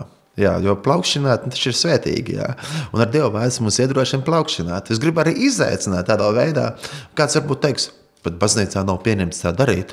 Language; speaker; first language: Latvian; native; Latvian